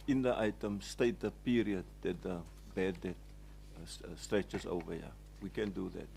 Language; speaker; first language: English; non-native, local second language; Afrikaans